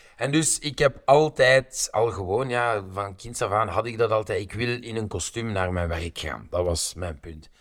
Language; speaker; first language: Dutch; native; Dutch